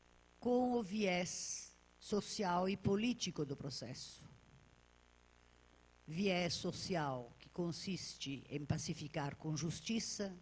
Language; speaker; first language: Portuguese; native; Portuguese